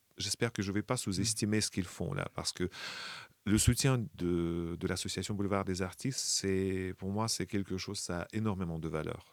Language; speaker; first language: French; non-native, fluent; Russian